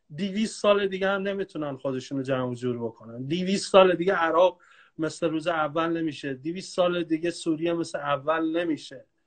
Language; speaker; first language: Persian; non-native, local second language; Kurdish